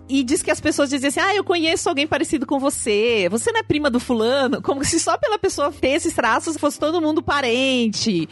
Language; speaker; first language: Portuguese; native; Portuguese